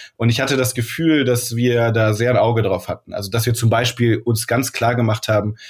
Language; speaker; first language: German; native; German